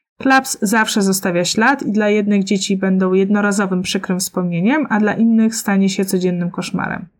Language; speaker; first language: Polish; native; Polish